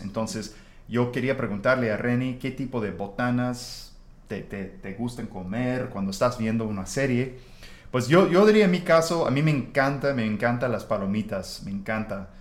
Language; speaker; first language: Spanish; non-native, fluent; English